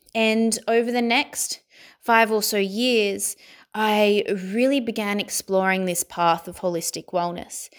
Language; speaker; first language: English; native; English